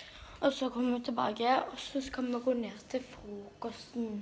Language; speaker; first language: Norwegian; early bilingual, other home language; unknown